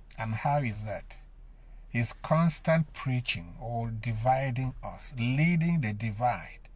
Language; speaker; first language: Nigerian Pidgin; native; Nigerian Pidgin